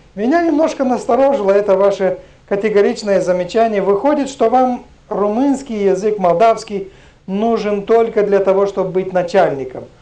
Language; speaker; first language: Russian; non-native, local second language; Romanian